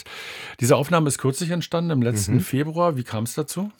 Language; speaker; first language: German; native; German